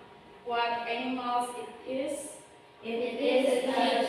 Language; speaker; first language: English; non-native, learner; Indonesian